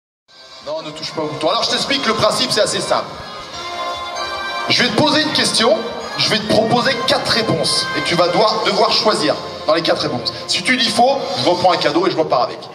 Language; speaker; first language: French; native; French